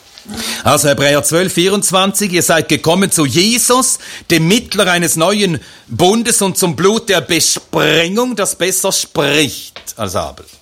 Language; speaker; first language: German; native; German